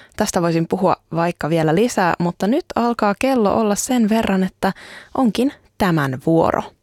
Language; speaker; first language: Finnish; native; Finnish